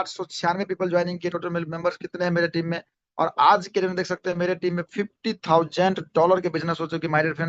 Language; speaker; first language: Hindi; native; Hindi